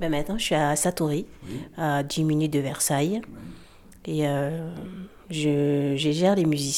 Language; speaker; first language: French; native; French